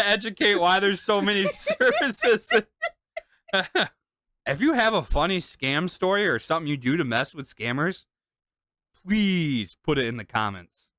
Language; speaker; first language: English; native; English